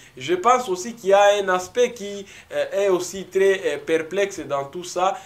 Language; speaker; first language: French; non-native, local second language; Swahili